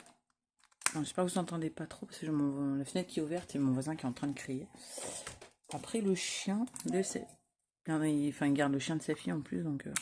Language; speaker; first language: French; native; French